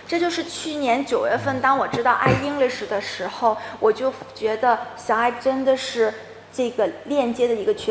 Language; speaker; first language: Chinese; native; Chinese